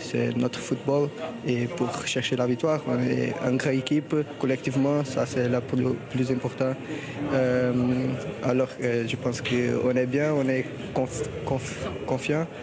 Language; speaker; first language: French; non-native, learner; Portuguese